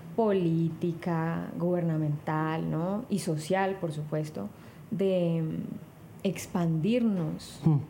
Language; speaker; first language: Spanish; native; Spanish